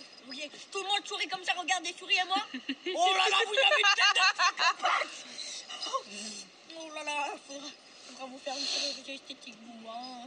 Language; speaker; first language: French; native; French